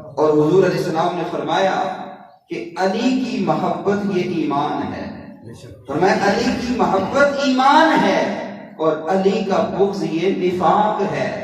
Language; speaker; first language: Urdu; non-native, local second language; Punjabi